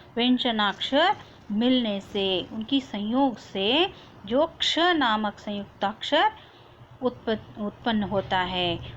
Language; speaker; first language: Hindi; non-native, local second language; Kannada